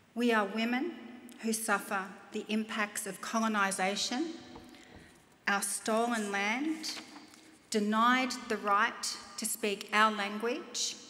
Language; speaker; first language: English; native; English